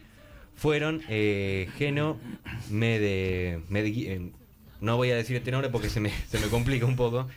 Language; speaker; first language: Spanish; native; Spanish